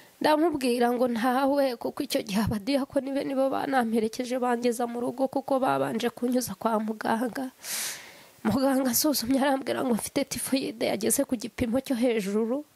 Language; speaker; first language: Kinyarwanda; native; Kinyarwanda